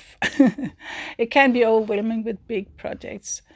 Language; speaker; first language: English; non-native, fluent; Danish